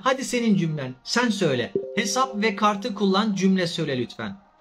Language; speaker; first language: Turkish; native; Turkish